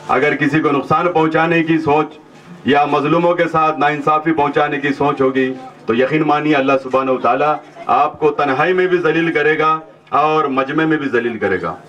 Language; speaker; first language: Urdu; native; Urdu